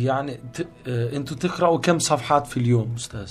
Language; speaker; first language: Arabic; non-native, fluent; Turkish